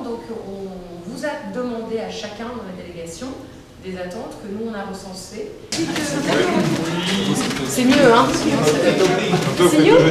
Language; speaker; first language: French; native; French